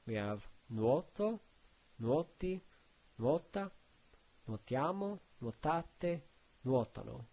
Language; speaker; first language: Italian; non-native, learner; English